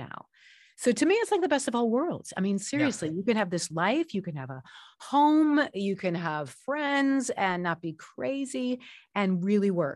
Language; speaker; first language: English; native; English